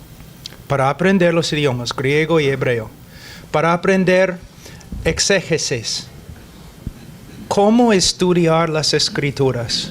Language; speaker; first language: Spanish; non-native, fluent; English